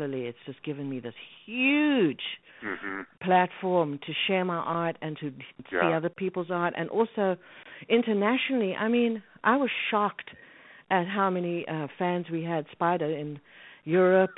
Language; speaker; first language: English; native; English